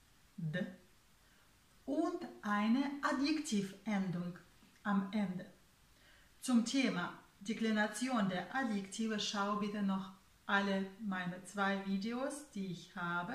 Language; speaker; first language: German; non-native, fluent; Russian